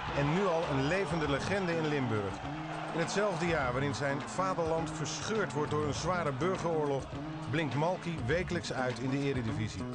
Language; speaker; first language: Dutch; native; Dutch